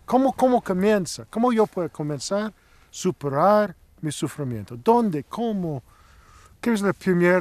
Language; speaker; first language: Spanish; non-native, learner; Italian